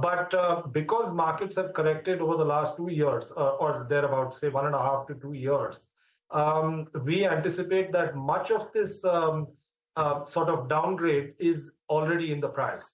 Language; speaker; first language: English; non-native, local second language; Hindi